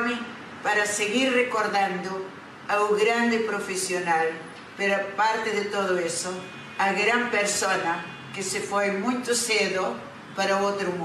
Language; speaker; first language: Portuguese; non-native, learner; Spanish